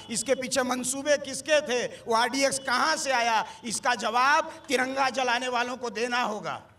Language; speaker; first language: Hindi; native; Hindi